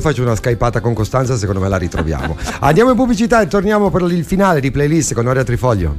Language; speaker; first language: Italian; native; Italian